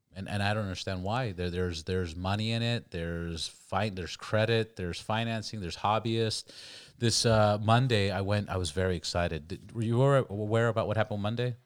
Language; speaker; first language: English; early bilingual, other home language; Spanish